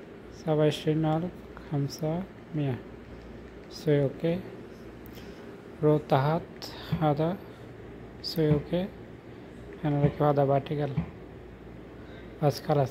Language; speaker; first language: Arabic; non-native, learner; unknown